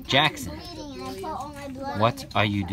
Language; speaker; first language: English; native; English